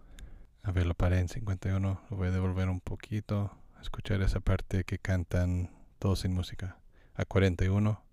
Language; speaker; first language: Spanish; non-native, fluent; English